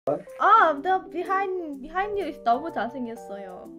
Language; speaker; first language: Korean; non-native, learner; Indonesian